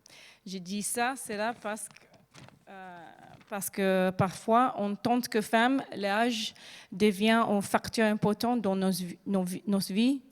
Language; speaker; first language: French; non-native, learner; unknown